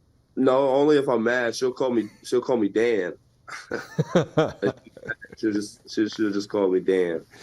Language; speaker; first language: English; native; English